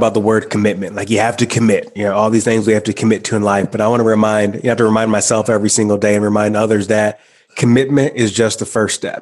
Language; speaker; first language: English; native; English